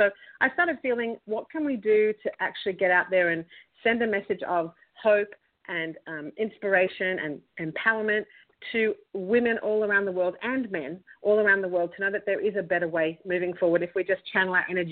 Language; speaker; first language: English; native; English